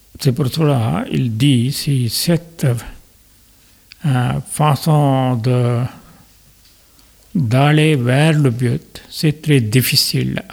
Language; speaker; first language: French; non-native, fluent; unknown